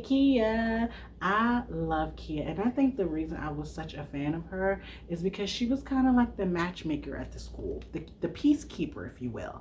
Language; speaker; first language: English; native; English